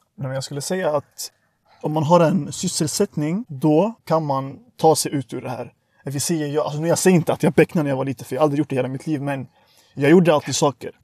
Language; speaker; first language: Swedish; early bilingual, other home language; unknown